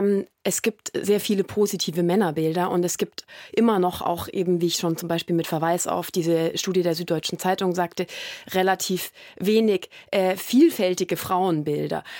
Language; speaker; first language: German; native; German